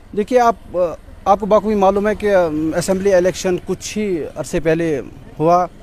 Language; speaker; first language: Hindi; non-native, local second language; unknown